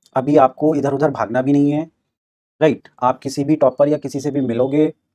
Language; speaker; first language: Hindi; native; Hindi